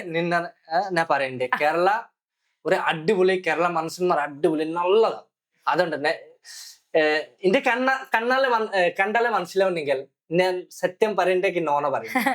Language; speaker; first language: Malayalam; non-native, fluent; Bangla